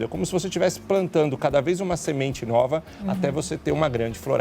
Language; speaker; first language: Portuguese; native; Portuguese